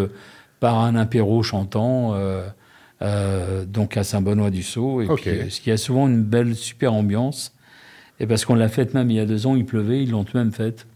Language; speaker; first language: French; native; French